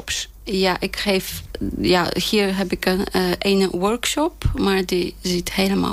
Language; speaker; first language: Dutch; non-native, fluent; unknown